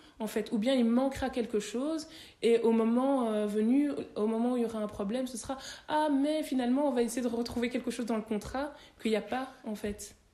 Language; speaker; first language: French; native; French